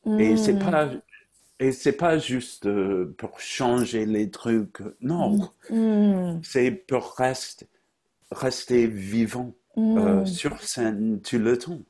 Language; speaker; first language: French; non-native, fluent; English